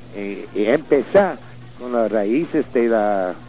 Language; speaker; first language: Spanish; non-native, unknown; English